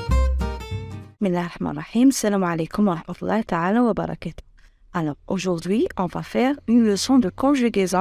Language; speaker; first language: French; non-native, local second language; Arabic